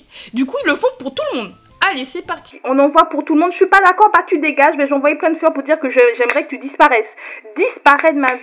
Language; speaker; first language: French; native; French